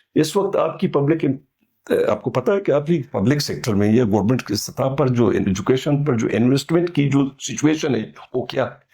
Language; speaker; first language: Urdu; non-native, local second language; Baluchi